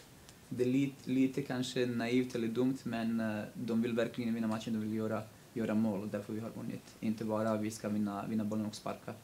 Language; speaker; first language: Swedish; non-native, local second language; Kurdish